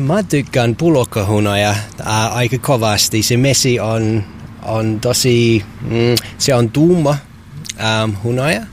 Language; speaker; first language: Finnish; non-native, learner; English